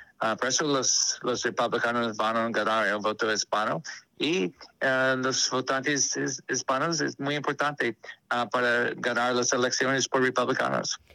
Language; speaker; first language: Spanish; non-native, learner; English